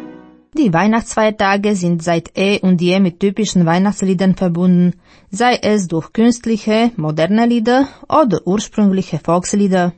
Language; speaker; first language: German; non-native, fluent; Slovak